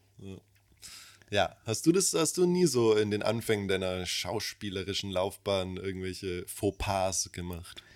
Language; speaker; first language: German; early bilingual, other home language; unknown